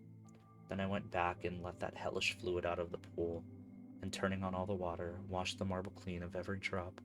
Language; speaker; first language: English; native; English